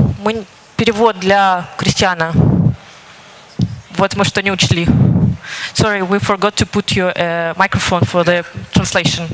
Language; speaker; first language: Russian; native; Russian